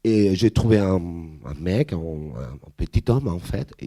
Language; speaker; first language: French; non-native, fluent; Spanish